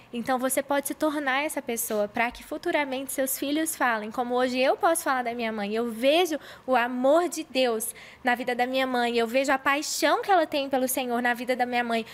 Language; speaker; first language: Portuguese; native; Portuguese